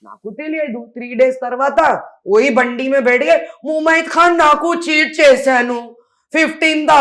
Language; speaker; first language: Telugu; non-native, learner; Hindi